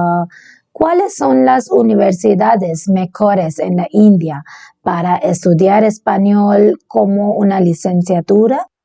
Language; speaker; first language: Spanish; non-native, learner; Bangla